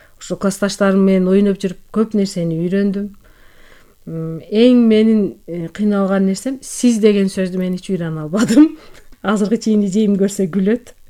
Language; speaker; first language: Kyrgyz; non-native, local second language; Turkish